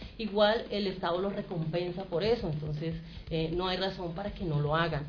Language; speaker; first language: Spanish; native; Spanish